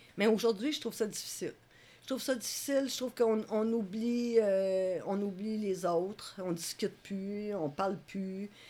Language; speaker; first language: French; native; French